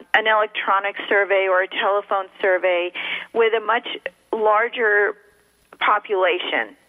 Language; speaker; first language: English; early bilingual, other home language; Spanish